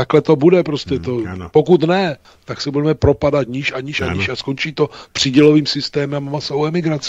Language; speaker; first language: Czech; native; Czech